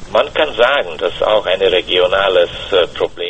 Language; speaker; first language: German; non-native, fluent; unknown